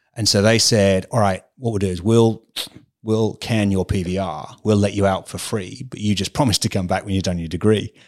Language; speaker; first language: English; native; English